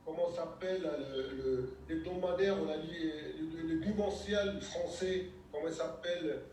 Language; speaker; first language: French; non-native, local second language; Arabic